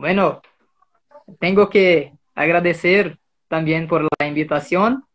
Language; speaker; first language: Spanish; non-native, fluent; Portuguese